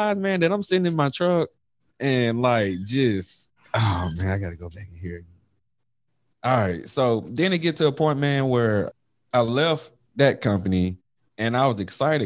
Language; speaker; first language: English; native; English